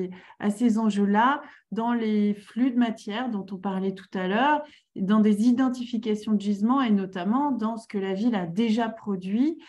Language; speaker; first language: French; native; French